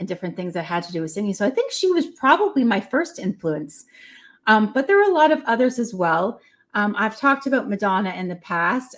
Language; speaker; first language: English; native; English